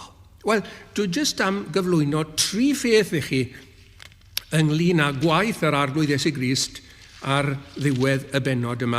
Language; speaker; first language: Welsh; native; Welsh